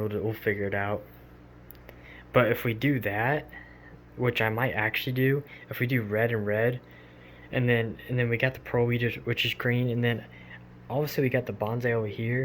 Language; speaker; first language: English; native; English